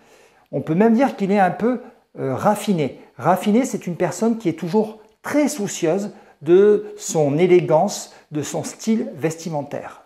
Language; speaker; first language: French; native; French